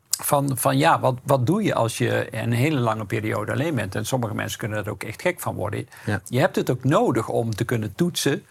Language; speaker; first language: Dutch; native; Dutch